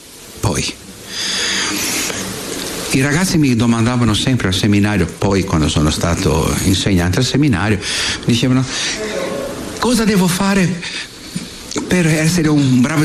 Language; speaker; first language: Italian; non-native, fluent; Portuguese